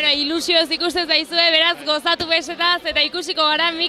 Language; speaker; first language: Basque; native; Basque